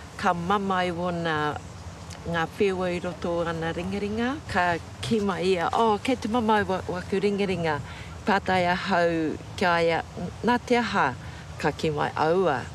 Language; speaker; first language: Māori; native; Māori